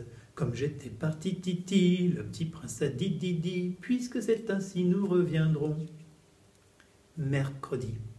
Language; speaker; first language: French; native; French